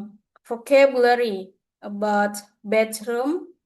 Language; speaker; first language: English; non-native, learner; Indonesian